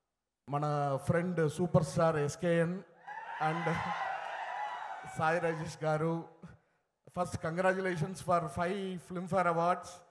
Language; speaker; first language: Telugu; non-native, learner; Tamil